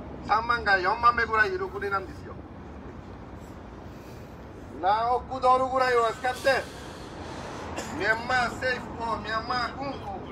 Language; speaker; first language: Japanese; non-native, fluent; Rohingya